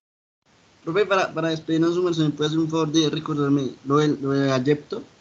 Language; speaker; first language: Spanish; native; Spanish